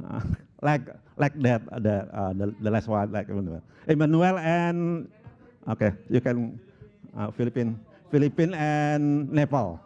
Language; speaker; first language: English; non-native, local second language; Indonesian